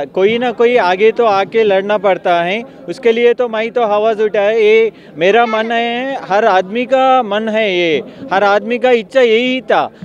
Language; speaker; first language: Hindi; non-native, local second language; Telugu